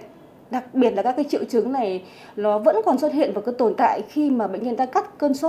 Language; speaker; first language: Vietnamese; native; Vietnamese